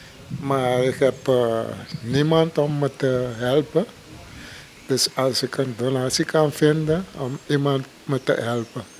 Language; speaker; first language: Dutch; non-native, local second language; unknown